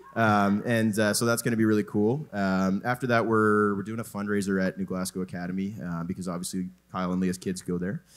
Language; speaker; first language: English; native; English